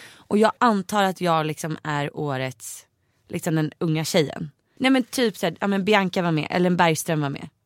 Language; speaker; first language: Swedish; native; Swedish